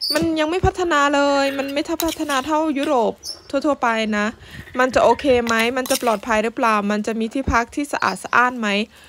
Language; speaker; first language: Thai; native; Thai